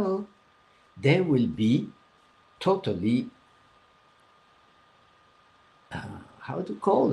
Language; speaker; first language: English; non-native, fluent; French